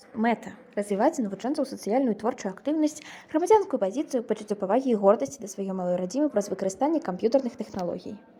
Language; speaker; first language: Belarusian; native; Belarusian